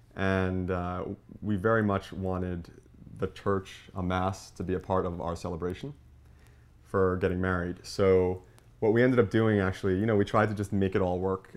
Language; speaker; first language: English; native; English